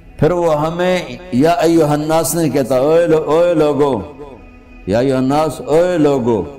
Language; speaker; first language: Urdu; non-native, local second language; Punjabi